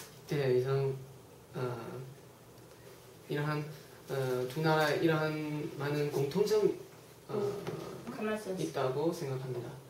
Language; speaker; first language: Korean; non-native, fluent; Chinese